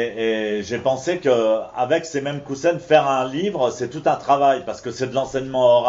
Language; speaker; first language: French; native; French